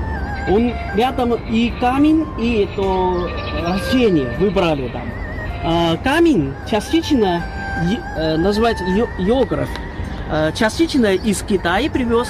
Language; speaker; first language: Russian; non-native, learner; Chinese